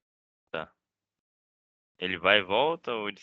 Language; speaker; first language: Portuguese; native; Portuguese